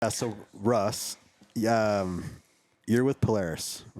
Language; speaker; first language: English; native; English